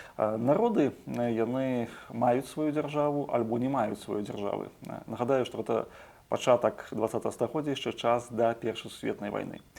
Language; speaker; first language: Belarusian; native; Belarusian